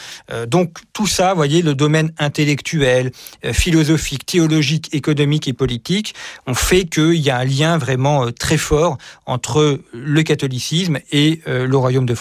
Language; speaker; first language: French; native; French